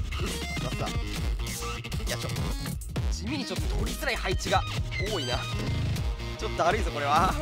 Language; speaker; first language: Japanese; native; Japanese